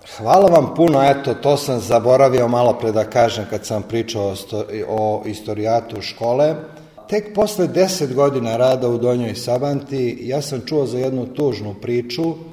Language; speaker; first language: Serbian; native; Serbian